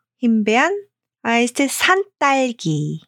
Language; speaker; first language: German; non-native, fluent; Korean